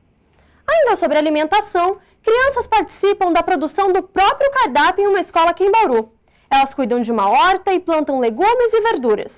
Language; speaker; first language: Portuguese; native; Portuguese